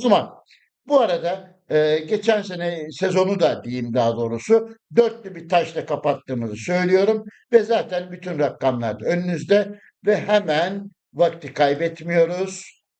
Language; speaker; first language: Turkish; native; Turkish